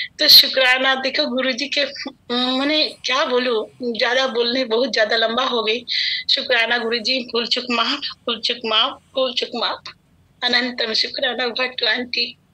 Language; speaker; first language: Hindi; non-native, local second language; Bangla